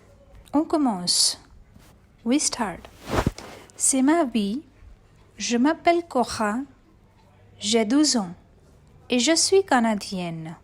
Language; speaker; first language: French; non-native, fluent; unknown